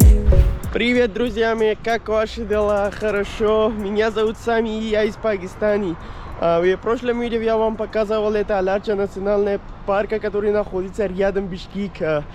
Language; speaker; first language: Russian; non-native, learner; Urdu